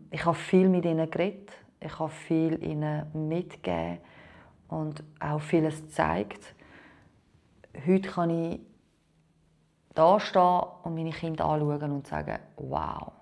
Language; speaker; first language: German; non-native, fluent; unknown